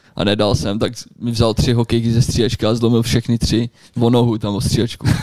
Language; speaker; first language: Czech; early bilingual, heritage; Czech